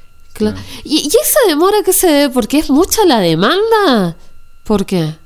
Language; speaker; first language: Spanish; native; Spanish